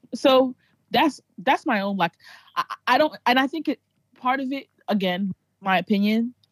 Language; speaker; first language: English; native; English